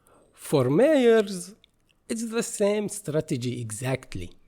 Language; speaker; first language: English; non-native, fluent; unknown